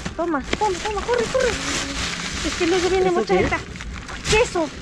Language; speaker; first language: Spanish; non-native, learner; Iloko